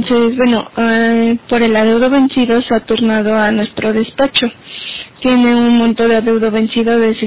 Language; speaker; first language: Spanish; native; Spanish